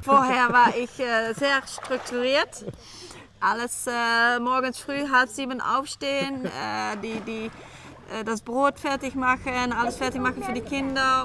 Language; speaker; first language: German; non-native, learner; Dutch